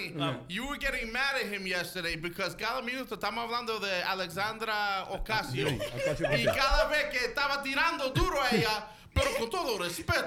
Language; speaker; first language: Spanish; early bilingual, heritage; Spanish